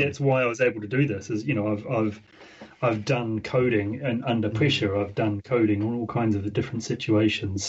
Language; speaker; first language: English; native; English